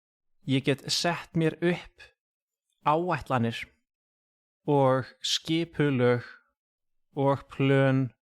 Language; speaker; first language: Icelandic; non-native, fluent; English